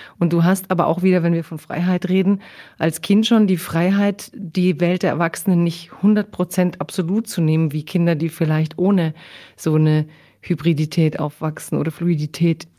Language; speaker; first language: German; early bilingual, other home language; Croatian